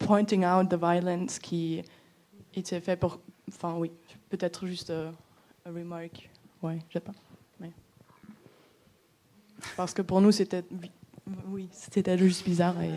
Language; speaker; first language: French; non-native, fluent; English